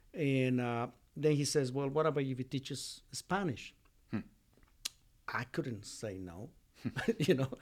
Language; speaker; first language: English; non-native, fluent; Spanish